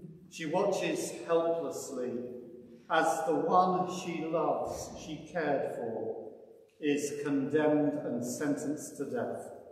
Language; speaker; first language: English; native; English